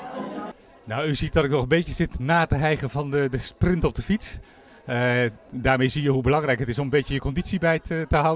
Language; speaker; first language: Dutch; native; Dutch